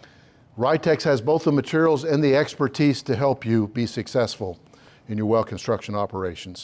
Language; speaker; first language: English; native; English